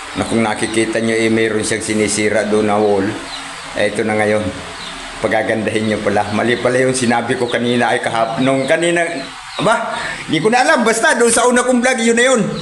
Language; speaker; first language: Filipino; non-native, local second language; Cebuano